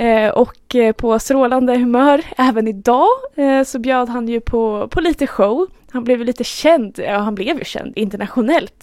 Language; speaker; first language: Swedish; native; Swedish